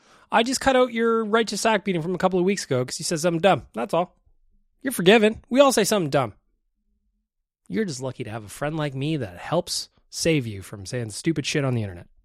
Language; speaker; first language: English; native; English